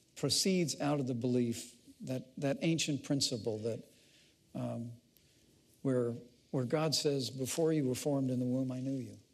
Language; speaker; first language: English; native; English